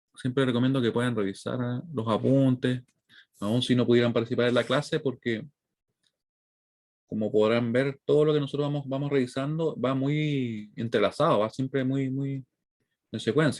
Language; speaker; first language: Spanish; native; Spanish